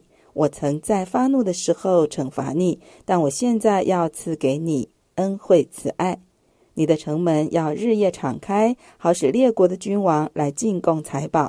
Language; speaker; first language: Chinese; native; Chinese